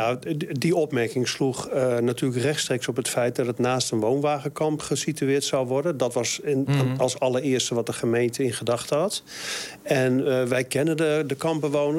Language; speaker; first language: Dutch; native; Dutch